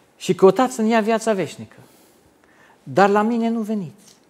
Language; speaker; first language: Romanian; non-native, local second language; German